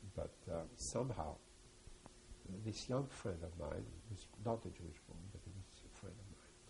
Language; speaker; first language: English; early bilingual, other home language; French